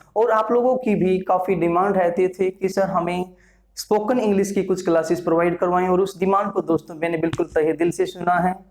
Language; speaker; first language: Hindi; native; Hindi